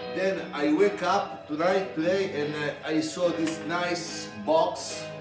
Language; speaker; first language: English; non-native, learner; Italian